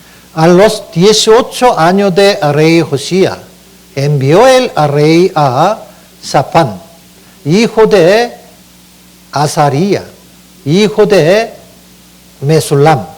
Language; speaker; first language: Spanish; non-native, learner; Korean